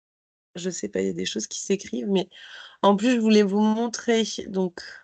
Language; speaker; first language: French; native; French